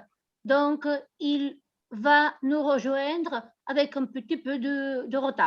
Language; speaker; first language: French; non-native, fluent; Bulgarian